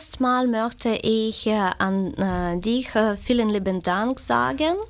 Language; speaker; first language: German; non-native, fluent; Ukrainian